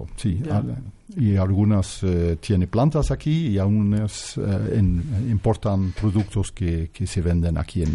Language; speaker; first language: Spanish; non-native, fluent; Dutch